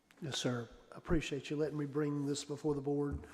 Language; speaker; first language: English; native; English